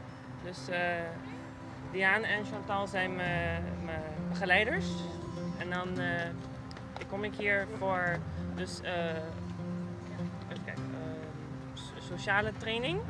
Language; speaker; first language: Dutch; non-native, local second language; Papiamento